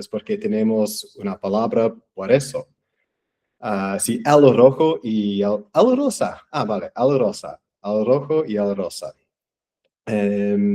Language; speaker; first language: Spanish; non-native, fluent; English